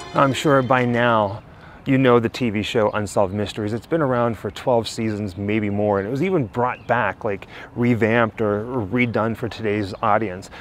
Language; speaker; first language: English; native; English